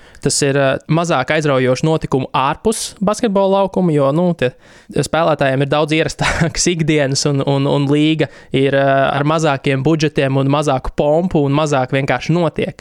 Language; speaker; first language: Latvian; native; Latvian